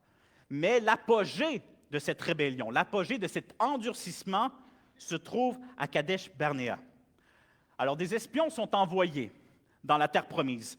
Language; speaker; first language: French; native; French